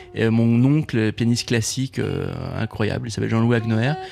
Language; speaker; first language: French; native; French